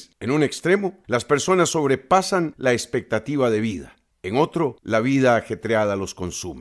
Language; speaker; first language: Spanish; native; Spanish